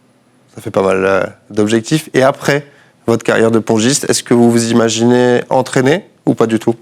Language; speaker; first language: French; native; French